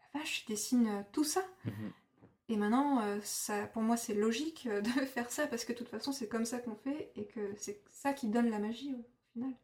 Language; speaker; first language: French; native; French